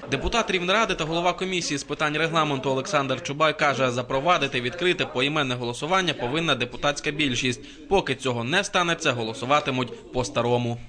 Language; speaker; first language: Ukrainian; native; Ukrainian